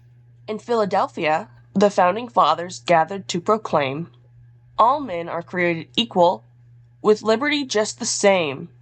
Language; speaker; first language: English; native; English